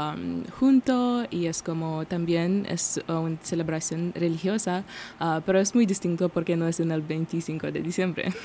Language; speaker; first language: Spanish; non-native, learner; Romanian